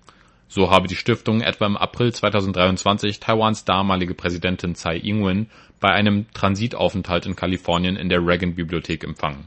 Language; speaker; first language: German; native; German